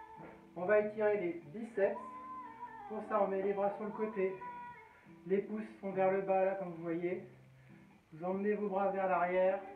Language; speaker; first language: French; native; French